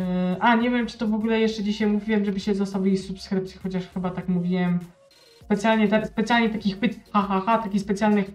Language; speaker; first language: Polish; native; Polish